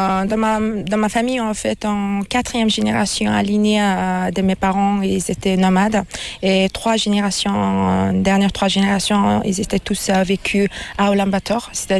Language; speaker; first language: French; non-native, fluent; Mongolian